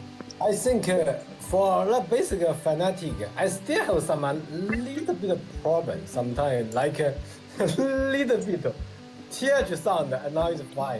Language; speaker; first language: English; non-native, learner; Vietnamese